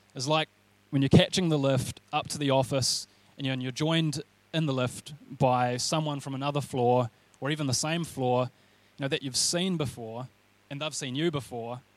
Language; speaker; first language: English; native; English